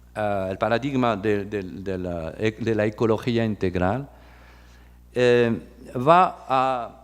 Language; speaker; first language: Spanish; non-native, fluent; French